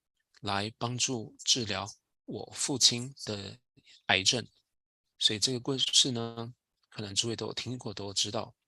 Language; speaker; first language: Chinese; native; Chinese